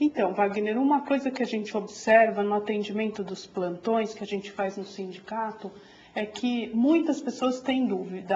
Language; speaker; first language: Portuguese; native; Portuguese